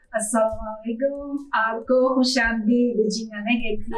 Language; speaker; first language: Hindi; non-native, fluent; Chinese